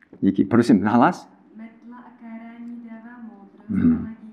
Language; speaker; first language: Czech; non-native, learner; English